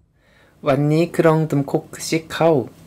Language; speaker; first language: Thai; non-native, learner; Korean